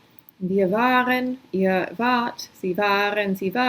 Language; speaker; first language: German; non-native, fluent; English